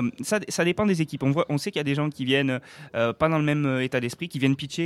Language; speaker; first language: French; native; French